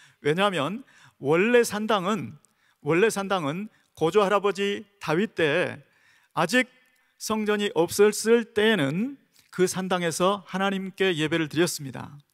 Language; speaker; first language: Korean; native; Korean